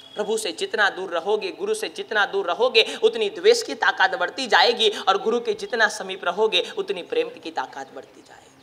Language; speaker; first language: Hindi; non-native, local second language; Gujarati